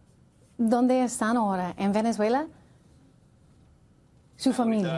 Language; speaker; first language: Spanish; non-native, learner; English